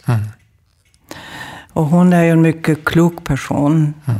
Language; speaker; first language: Swedish; non-native, fluent; German